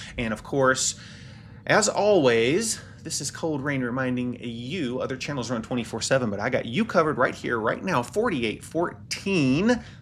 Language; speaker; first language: English; native; English